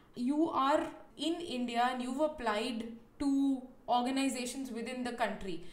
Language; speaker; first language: English; non-native, local second language; Hindi